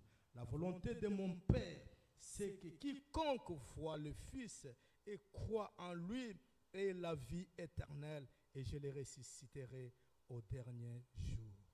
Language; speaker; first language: French; non-native, local second language; Lingala